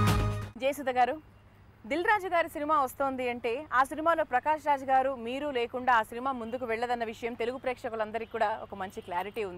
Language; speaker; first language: Telugu; native; Telugu